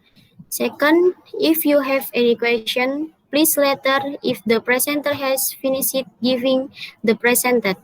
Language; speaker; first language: English; non-native, learner; Indonesian